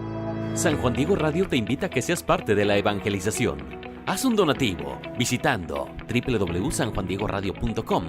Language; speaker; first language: Spanish; native; Spanish